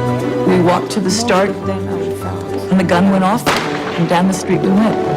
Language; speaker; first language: English; native; English